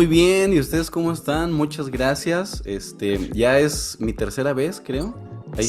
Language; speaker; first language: Spanish; native; Spanish